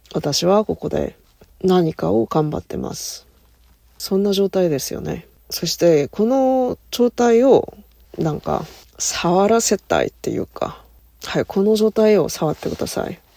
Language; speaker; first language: Japanese; non-native, learner; Korean